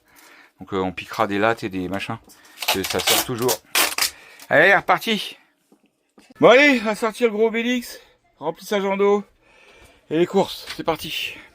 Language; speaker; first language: French; native; French